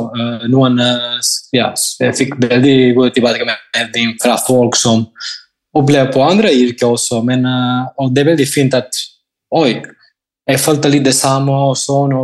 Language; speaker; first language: Norwegian; non-native, fluent; Spanish